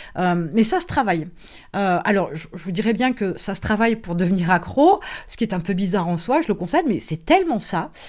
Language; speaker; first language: French; native; French